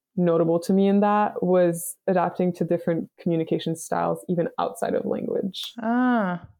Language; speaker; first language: English; native; English